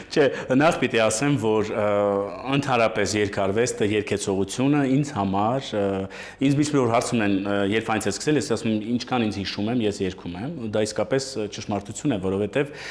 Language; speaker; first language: Armenian; early bilingual, heritage; Armenian